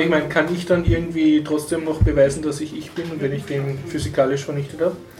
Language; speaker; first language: German; native; German